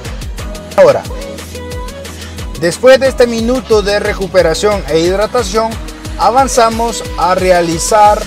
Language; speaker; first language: Spanish; native; Spanish